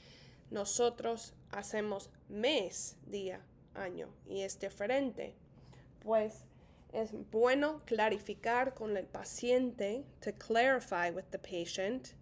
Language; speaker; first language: Spanish; non-native, fluent; English